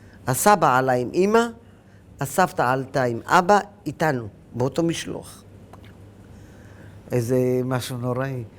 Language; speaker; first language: Hebrew; early bilingual, other home language; Arabic